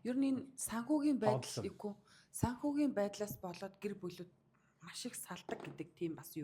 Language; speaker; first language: Mongolian; native; Mongolian